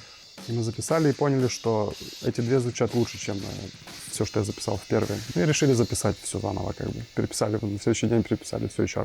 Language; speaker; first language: Russian; native; Russian